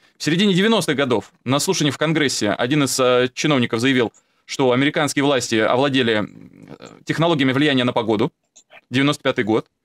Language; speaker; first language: Russian; native; Russian